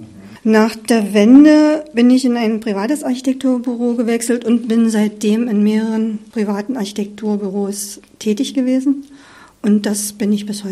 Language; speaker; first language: German; native; German